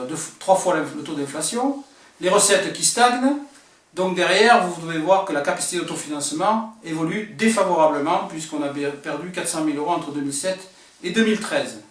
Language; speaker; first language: French; native; French